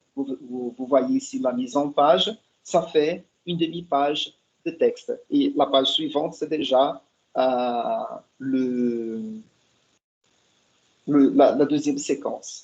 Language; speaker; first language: French; non-native, fluent; Portuguese